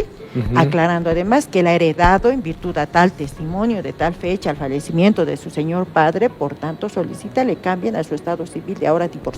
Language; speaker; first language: Spanish; native; Spanish